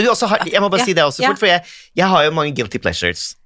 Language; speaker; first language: Norwegian; native; Norwegian